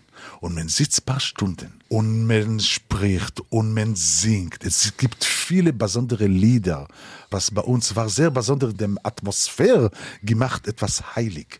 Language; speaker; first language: German; non-native, learner; Hebrew